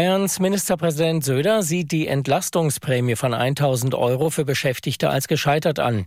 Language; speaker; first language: German; native; German